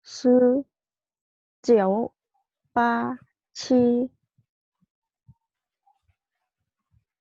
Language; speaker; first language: Chinese; non-native, learner; Khmer